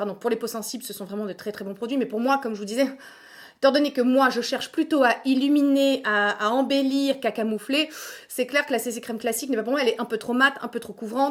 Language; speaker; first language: French; native; French